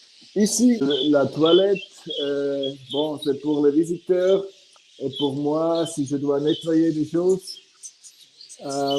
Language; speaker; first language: French; non-native, fluent; Swiss German